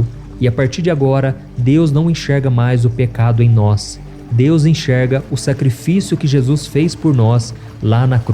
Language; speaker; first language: Portuguese; native; Portuguese